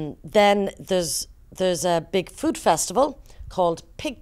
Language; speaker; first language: English; native; English